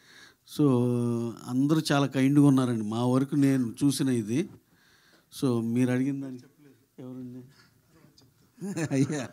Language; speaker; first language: Telugu; native; Telugu